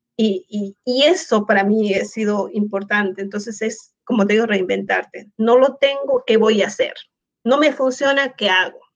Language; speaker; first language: Spanish; native; Spanish